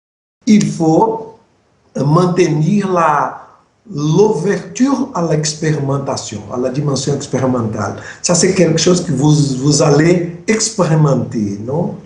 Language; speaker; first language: French; non-native, fluent; Portuguese